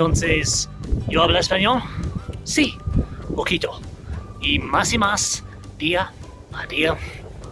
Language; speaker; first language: Spanish; non-native, learner; English